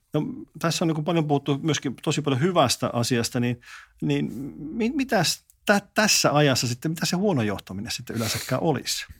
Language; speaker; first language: Finnish; native; Finnish